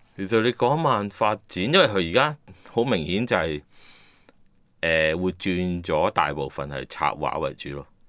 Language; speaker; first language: Cantonese; native; Cantonese